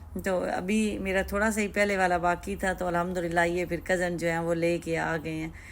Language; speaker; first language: Urdu; native; Urdu